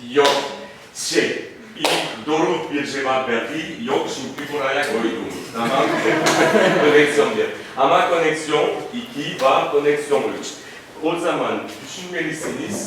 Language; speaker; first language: Turkish; non-native, fluent; French